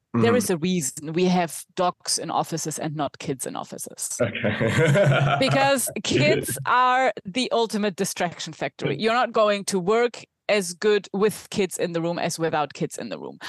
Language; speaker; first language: English; non-native, fluent; German